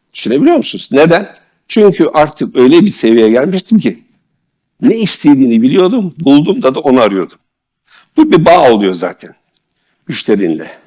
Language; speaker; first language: Turkish; native; Turkish